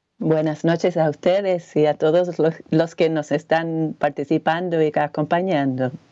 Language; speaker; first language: Spanish; non-native, fluent; English